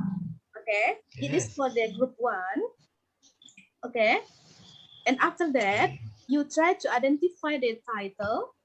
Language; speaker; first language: English; non-native, learner; Indonesian